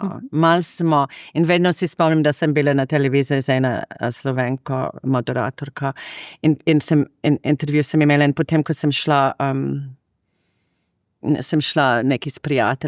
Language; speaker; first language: Slovenian; non-native, fluent; English